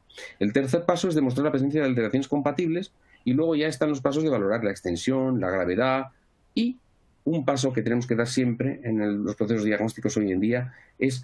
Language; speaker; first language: Spanish; native; Spanish